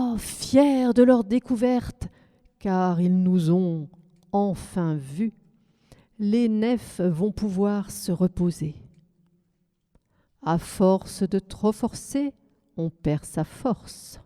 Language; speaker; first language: French; native; French